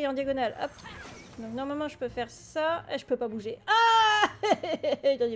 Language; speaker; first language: French; native; French